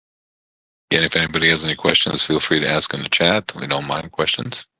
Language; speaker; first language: English; native; English